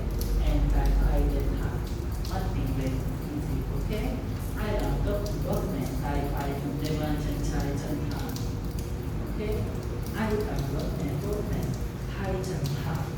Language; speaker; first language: Vietnamese; non-native, fluent; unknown